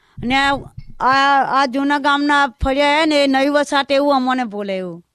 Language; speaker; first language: Gujarati; non-native, local second language; Bhili